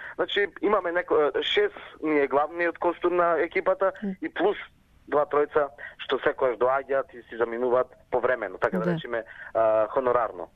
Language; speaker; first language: Macedonian; native; Macedonian